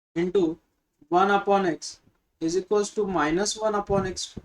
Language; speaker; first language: Hindi; non-native, local second language; Marathi